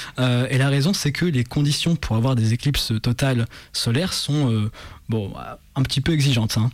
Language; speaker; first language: French; native; French